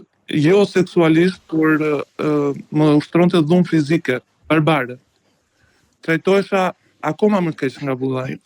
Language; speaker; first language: Albanian; native; Albanian